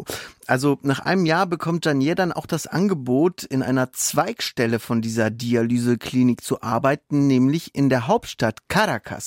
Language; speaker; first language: German; native; German